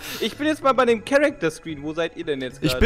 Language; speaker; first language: German; native; German